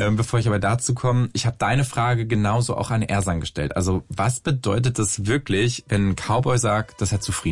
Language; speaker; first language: German; native; German